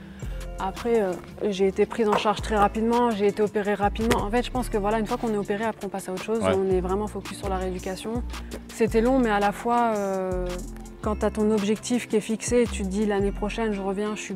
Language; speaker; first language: French; native; French